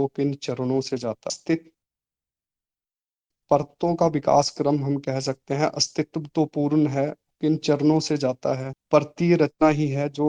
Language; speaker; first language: Hindi; native; Hindi